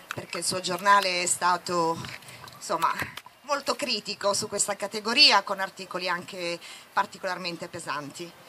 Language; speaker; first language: Italian; native; Italian